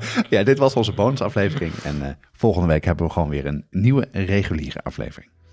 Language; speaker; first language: Dutch; native; Dutch